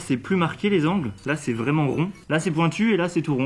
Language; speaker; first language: French; native; French